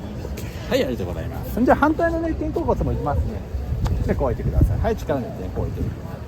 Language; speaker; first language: Japanese; native; Japanese